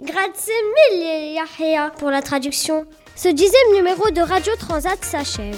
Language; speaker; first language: French; native; French